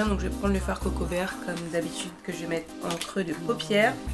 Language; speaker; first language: French; native; French